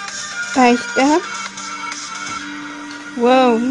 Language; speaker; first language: Spanish; early bilingual, heritage; Spanish